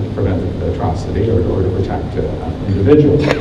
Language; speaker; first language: English; native; English